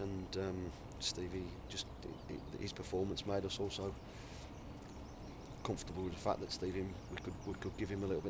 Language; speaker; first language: English; native; English